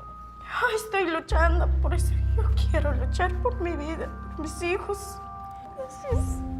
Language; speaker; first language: Spanish; non-native, local second language; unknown